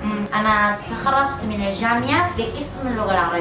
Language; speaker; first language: Arabic; non-native, learner; Korean